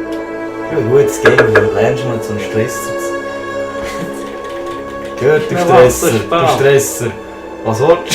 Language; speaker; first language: German; native; German